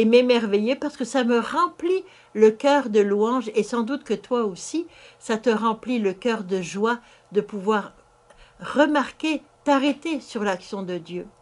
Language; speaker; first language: French; native; French